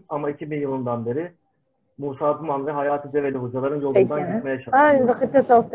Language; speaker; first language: Turkish; native; Turkish